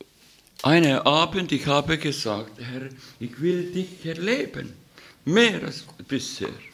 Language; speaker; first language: German; non-native, learner; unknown